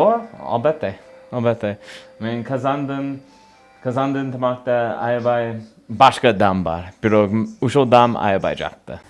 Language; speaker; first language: Kyrgyz; non-native, learner; English